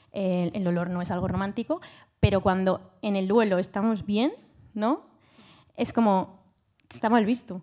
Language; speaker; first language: Spanish; native; Spanish